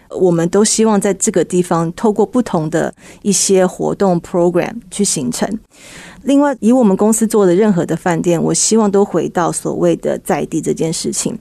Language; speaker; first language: Chinese; early bilingual, heritage; Chinese